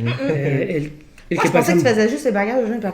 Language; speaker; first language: French; native; French